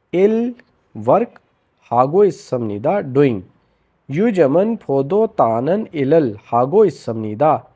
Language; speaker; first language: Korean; non-native, fluent; Urdu